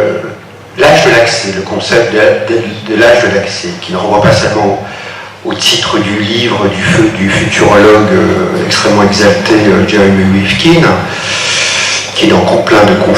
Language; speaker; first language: French; native; French